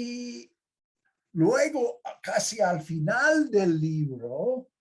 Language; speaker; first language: Spanish; non-native, fluent; English